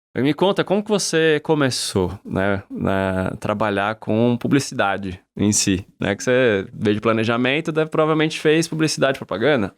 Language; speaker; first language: Portuguese; native; Portuguese